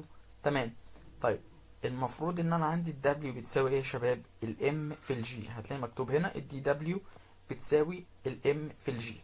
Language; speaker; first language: Arabic; native; Arabic